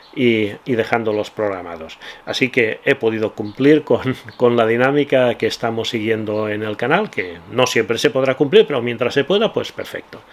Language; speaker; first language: Spanish; non-native, local second language; Catalan